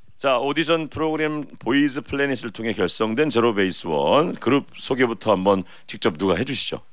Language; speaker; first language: Korean; native; Korean